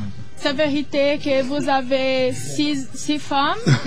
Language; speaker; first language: French; non-native, learner; Portuguese